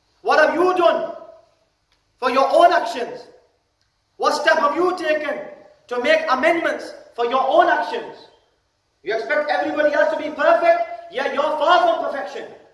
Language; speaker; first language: English; early bilingual, other home language; Urdu